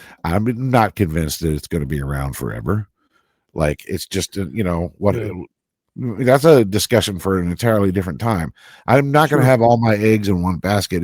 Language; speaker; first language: English; native; English